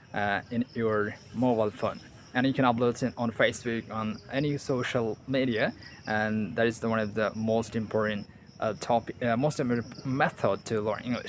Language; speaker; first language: English; non-native, learner; Bangla